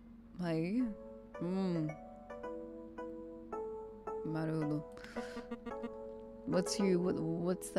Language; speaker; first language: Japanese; non-native, learner; English